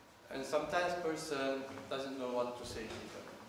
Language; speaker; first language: English; non-native, fluent; Russian